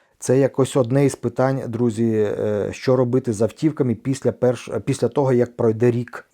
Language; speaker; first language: Ukrainian; non-native, local second language; Russian